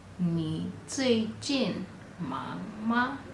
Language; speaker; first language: Chinese; non-native, fluent; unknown